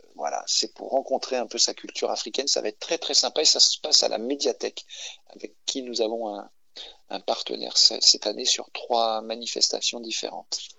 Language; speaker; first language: French; native; French